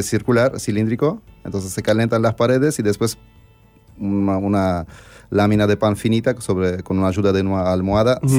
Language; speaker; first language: Spanish; non-native, fluent; Armenian